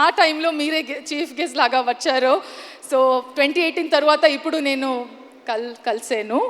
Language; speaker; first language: Telugu; non-native, learner; Kannada